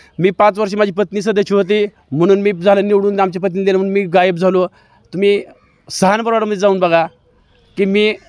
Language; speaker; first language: Marathi; native; Marathi